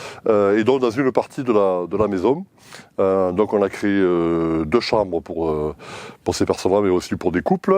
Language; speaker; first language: French; native; French